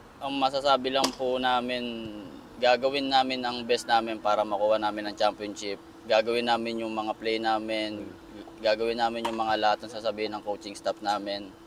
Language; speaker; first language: Filipino; native; Filipino